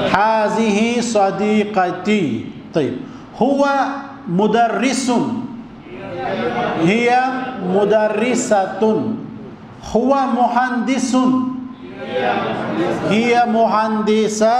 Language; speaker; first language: Arabic; non-native, fluent; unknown